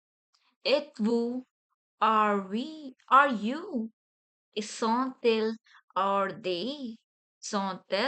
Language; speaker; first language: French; non-native, fluent; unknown